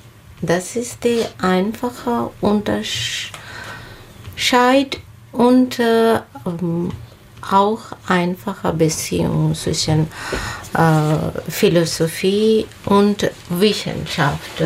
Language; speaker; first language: German; non-native, learner; Bangla